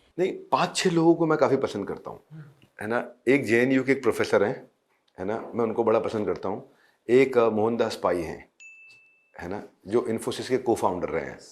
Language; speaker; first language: Hindi; native; Hindi